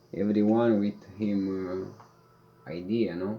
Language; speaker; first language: English; non-native, learner; Romanian